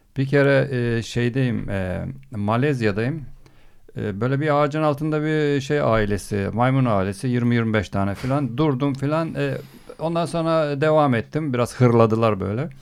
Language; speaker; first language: Turkish; early bilingual, heritage; Turkish